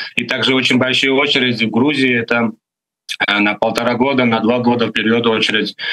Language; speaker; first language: Russian; non-native, fluent; Georgian